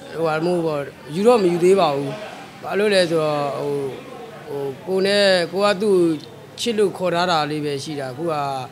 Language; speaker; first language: Burmese; native; Burmese